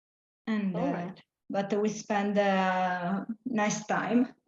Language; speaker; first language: English; non-native, learner; Italian